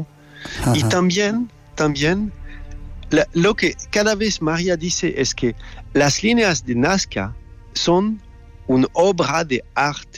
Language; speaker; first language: Spanish; non-native, learner; French